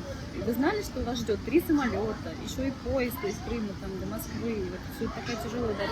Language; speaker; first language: Russian; native; Russian